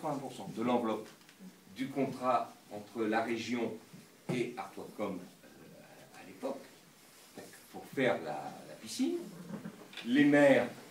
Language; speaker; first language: French; native; French